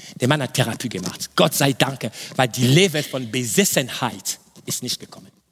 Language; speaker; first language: German; non-native, fluent; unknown